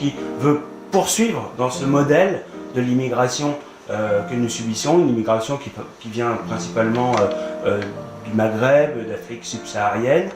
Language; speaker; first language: French; native; French